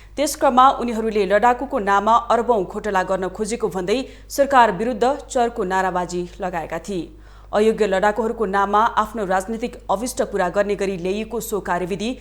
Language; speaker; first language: Nepali; native; Nepali